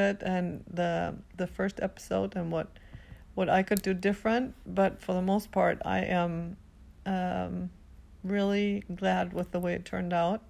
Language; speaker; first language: English; non-native, fluent; German